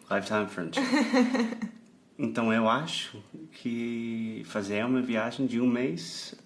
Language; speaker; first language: Portuguese; non-native, fluent; English